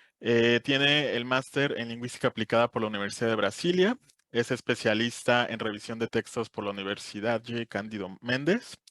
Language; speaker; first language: Spanish; native; Spanish